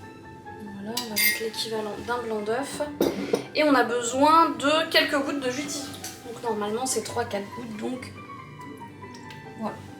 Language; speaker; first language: French; native; French